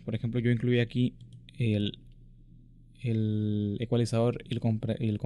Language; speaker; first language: Spanish; native; Spanish